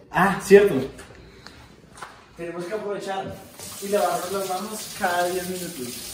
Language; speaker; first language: Spanish; native; Spanish